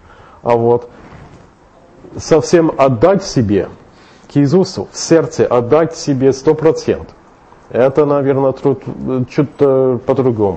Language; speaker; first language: Russian; non-native, fluent; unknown